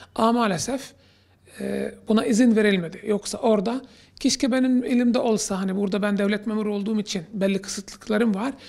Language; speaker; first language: Turkish; non-native, fluent; Arabic